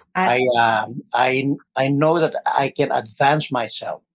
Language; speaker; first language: English; non-native, local second language; Filipino